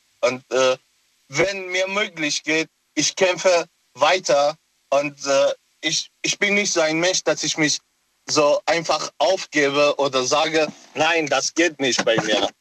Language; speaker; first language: German; non-native, local second language; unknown